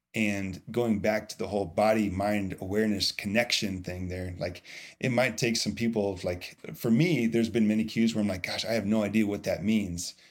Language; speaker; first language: English; native; English